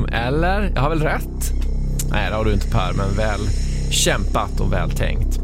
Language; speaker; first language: Swedish; native; Swedish